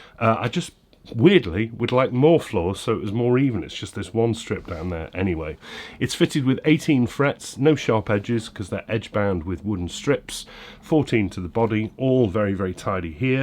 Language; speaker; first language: English; native; English